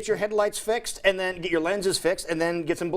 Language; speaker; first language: English; native; English